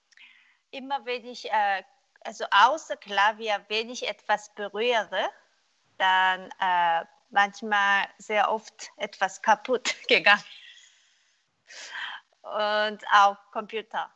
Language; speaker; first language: German; non-native, learner; Korean